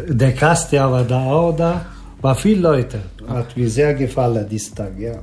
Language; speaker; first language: German; non-native, learner; Turkish